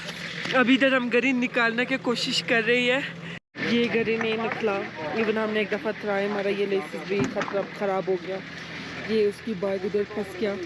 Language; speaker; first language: Hindi; non-native, fluent; Turkish